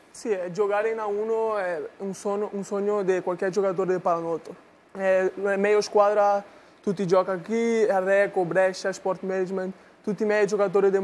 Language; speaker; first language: Italian; non-native, learner; Portuguese